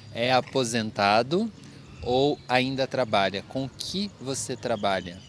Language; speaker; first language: Portuguese; native; Portuguese